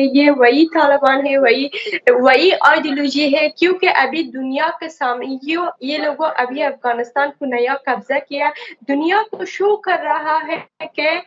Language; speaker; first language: Hindi; non-native, learner; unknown